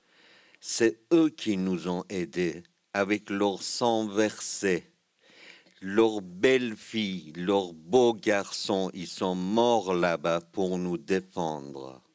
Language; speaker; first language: French; non-native, fluent; Kurdish